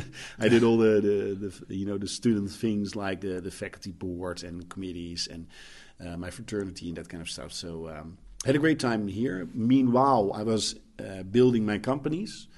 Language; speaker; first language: English; non-native, fluent; Dutch